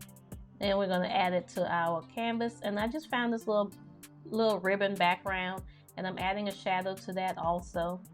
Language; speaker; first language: English; native; English